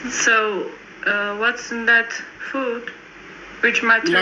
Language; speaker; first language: English; non-native, fluent; Persian